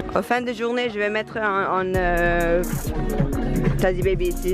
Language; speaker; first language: French; non-native, learner; English